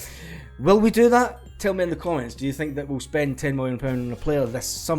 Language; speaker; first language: English; native; English